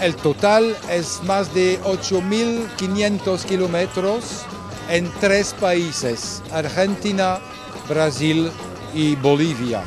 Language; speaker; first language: Spanish; non-native, fluent; French